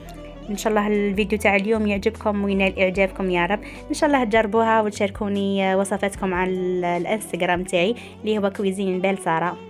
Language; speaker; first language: Arabic; native; Arabic